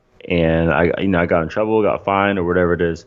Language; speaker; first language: English; native; English